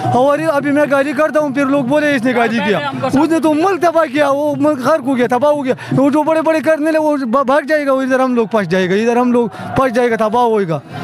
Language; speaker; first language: Urdu; non-native, local second language; Pashto